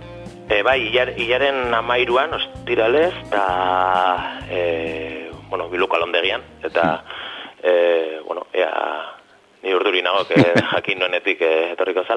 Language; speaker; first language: Basque; native; Basque